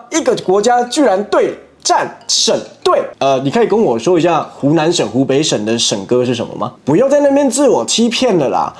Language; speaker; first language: Chinese; native; Chinese